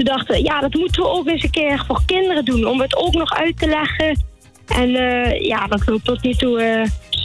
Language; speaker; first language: Dutch; native; Dutch